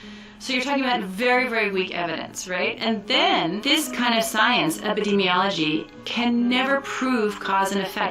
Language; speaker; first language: English; native; English